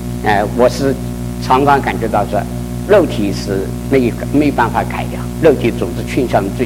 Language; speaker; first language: Chinese; native; Chinese